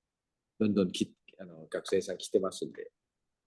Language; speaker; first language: Japanese; non-native, fluent; Thai